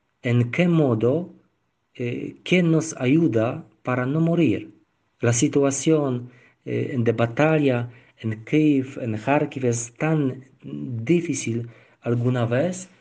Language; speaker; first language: Spanish; non-native, learner; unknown